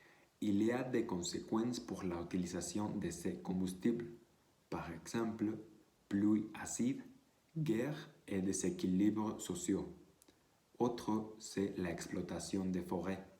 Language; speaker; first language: French; non-native, learner; Spanish